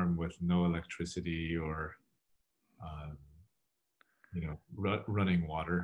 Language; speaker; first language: English; native; English